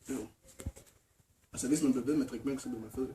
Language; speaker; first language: Danish; native; Danish